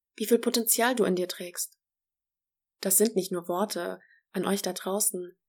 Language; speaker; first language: German; early bilingual, other home language; Polish